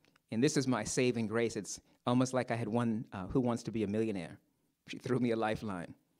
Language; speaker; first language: English; native; English